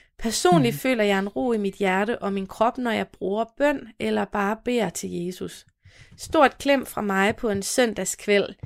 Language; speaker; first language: Danish; native; Danish